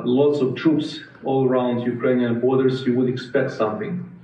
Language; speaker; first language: English; non-native, fluent; Ukrainian